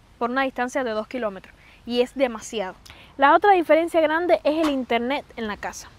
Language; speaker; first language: Spanish; native; Spanish